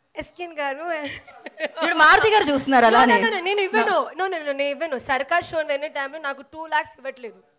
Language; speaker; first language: Telugu; non-native, learner; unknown